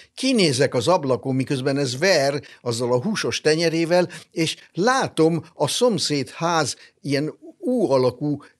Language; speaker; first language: Hungarian; non-native, local second language; German